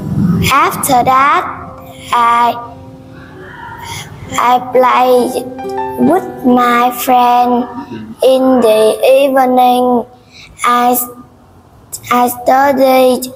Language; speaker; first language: English; non-native, learner; Vietnamese